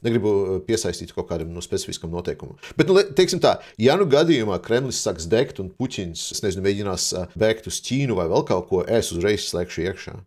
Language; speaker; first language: Latvian; non-native, local second language; Russian